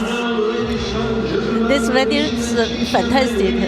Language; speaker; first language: English; non-native, learner; Chinese